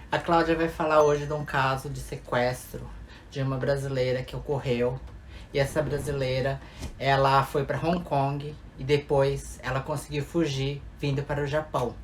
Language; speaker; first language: Portuguese; native; Portuguese